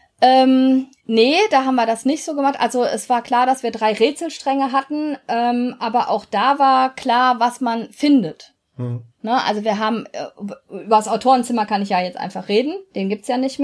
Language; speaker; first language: German; native; German